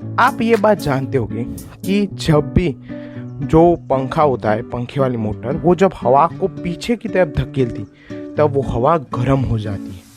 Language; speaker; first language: Hindi; non-native, local second language; Gujarati